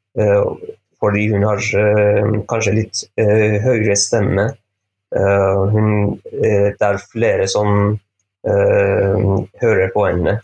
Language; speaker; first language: Norwegian; non-native, fluent; Persian